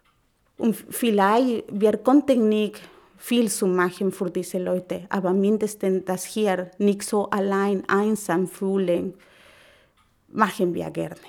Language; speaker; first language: German; non-native, learner; Spanish